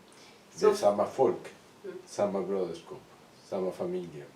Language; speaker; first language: Swedish; non-native, learner; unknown